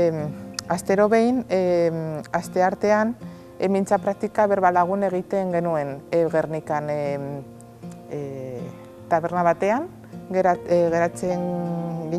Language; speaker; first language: Basque; non-native, learner; Spanish